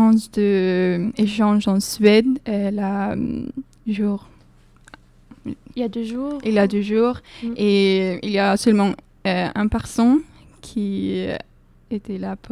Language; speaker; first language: French; non-native, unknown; Swedish